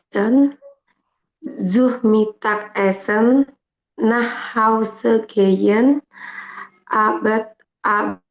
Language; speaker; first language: German; non-native, learner; Indonesian